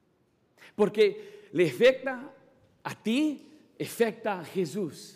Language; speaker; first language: Spanish; non-native, fluent; English